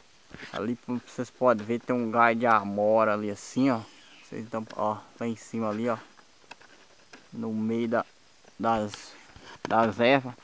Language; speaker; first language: Portuguese; native; Portuguese